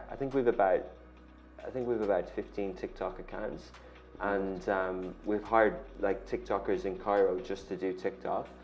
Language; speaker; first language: English; native; English